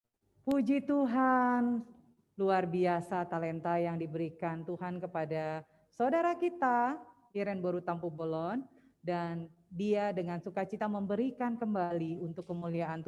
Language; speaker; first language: Indonesian; native; Indonesian